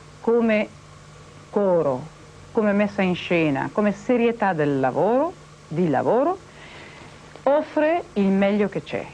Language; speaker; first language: Italian; non-native, fluent; Greek